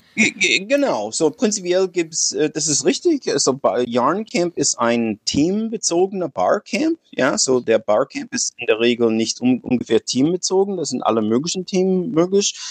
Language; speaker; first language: German; non-native, fluent; English